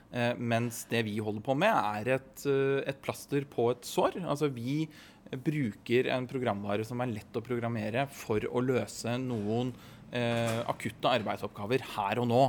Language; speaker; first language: Norwegian; native; Norwegian